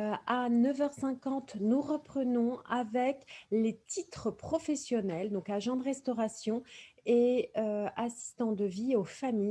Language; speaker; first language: French; native; French